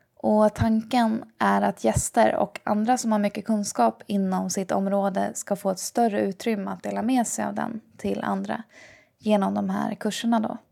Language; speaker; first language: Swedish; native; Swedish